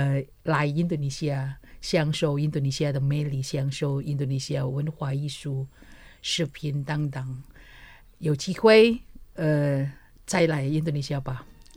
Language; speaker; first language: Chinese; non-native, fluent; Indonesian